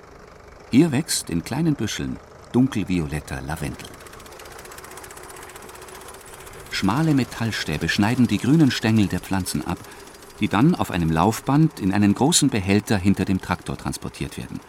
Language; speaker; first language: German; native; German